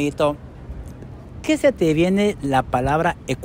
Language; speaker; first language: Spanish; native; Spanish